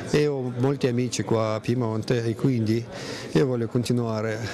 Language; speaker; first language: Italian; non-native, fluent; Russian